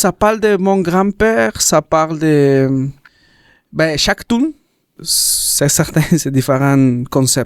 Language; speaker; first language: French; non-native, learner; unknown